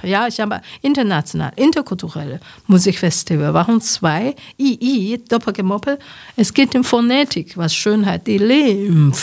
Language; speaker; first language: German; non-native, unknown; Chinese